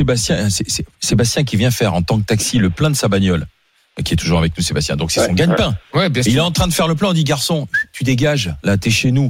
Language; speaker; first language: French; native; French